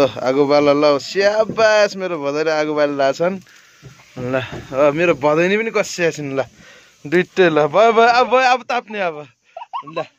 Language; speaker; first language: Nepali; native; Nepali